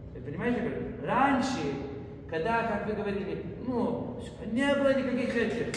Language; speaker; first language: Russian; non-native, fluent; English